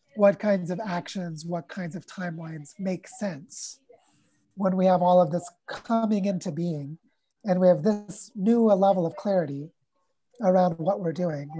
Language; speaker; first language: English; native; English